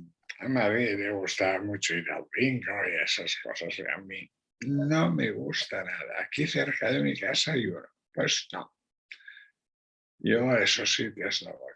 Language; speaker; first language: Spanish; non-native, local second language; Catalan